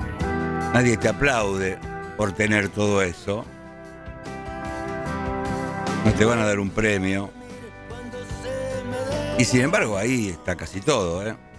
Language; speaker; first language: Spanish; native; Spanish